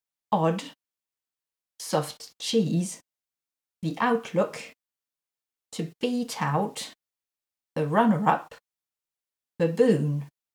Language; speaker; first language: English; non-native, fluent; French